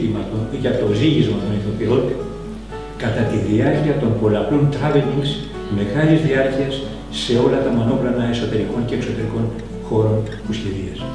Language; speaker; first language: Greek; native; Greek